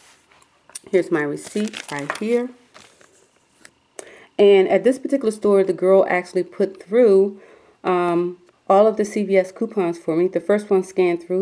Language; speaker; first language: English; native; English